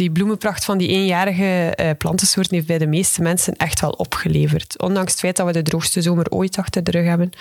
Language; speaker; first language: Dutch; native; Dutch